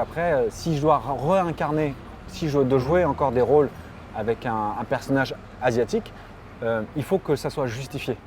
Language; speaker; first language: French; early bilingual, other home language; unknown